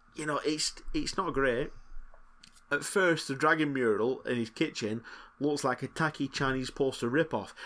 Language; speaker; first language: English; native; English